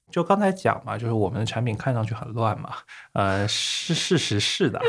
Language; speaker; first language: Chinese; native; Chinese